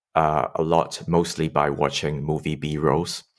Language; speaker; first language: English; non-native, local second language; Cantonese